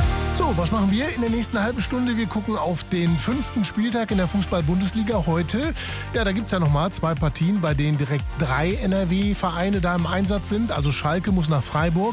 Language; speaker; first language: German; native; German